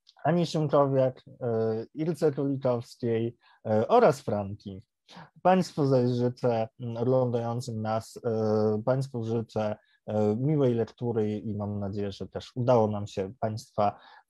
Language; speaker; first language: Polish; native; Polish